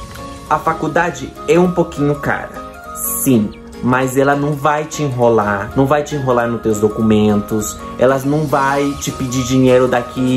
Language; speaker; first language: Portuguese; non-native, fluent; Spanish